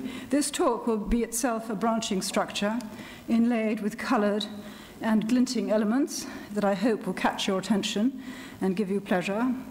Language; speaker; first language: English; early bilingual, other home language; Italian